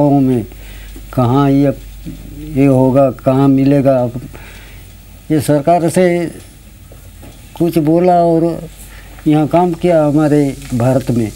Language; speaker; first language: Hindi; non-native, local second language; Gondi